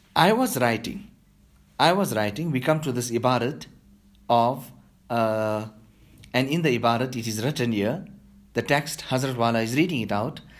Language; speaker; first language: English; native; English